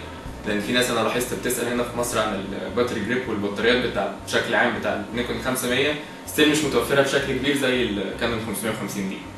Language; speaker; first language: Arabic; native; Arabic